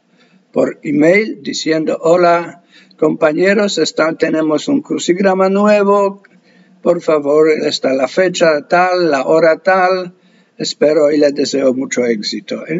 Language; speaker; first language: Spanish; non-native, fluent; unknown